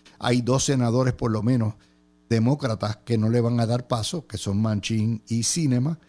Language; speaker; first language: Spanish; native; Spanish